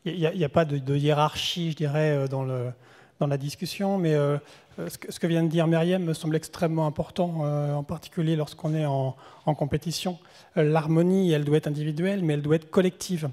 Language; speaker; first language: French; native; French